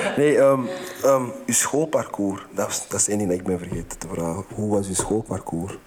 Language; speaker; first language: Dutch; non-native, fluent; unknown